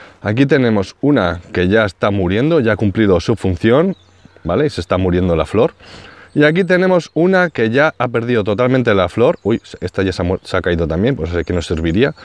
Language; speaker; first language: Spanish; native; Spanish